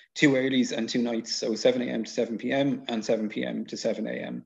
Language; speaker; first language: English; native; English